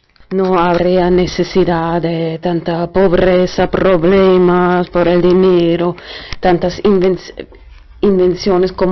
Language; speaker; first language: Spanish; non-native, fluent; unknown